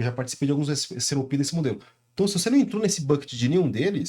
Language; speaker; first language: Portuguese; native; Portuguese